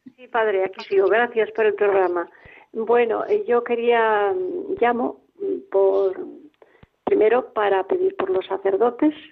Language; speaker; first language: Spanish; native; Spanish